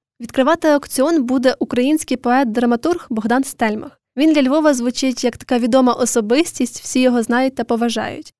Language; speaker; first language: Ukrainian; native; Ukrainian